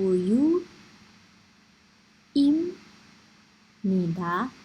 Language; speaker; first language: Korean; non-native, fluent; Indonesian